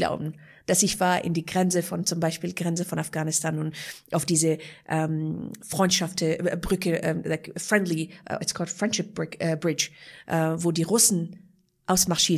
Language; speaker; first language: German; non-native, fluent; Persian